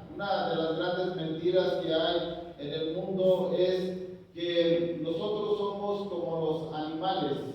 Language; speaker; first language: Spanish; native; Spanish